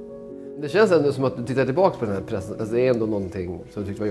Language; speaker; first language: Swedish; native; Swedish